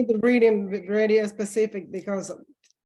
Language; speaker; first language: English; non-native, learner; Spanish